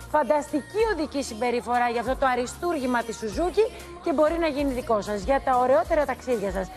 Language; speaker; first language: Greek; native; Greek